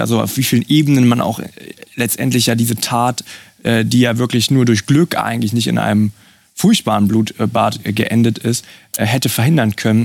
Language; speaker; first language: German; native; German